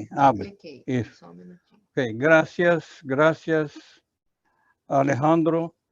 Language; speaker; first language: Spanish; non-native, learner; Portuguese